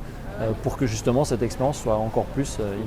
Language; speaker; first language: French; native; French